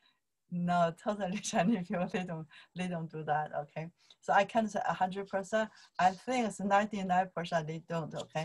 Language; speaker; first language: English; non-native, learner; Chinese